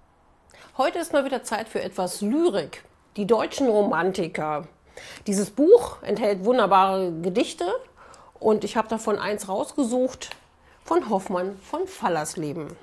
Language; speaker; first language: German; native; German